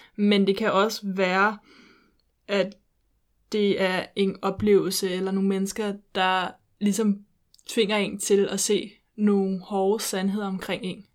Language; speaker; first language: Danish; early bilingual, heritage; Danish